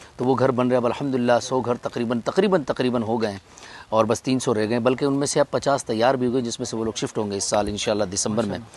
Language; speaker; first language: Urdu; non-native, local second language; Pashto